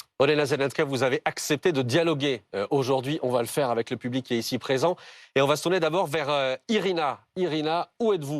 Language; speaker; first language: French; native; French